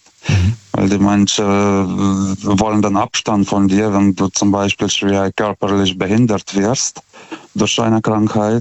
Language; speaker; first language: German; non-native, fluent; Lithuanian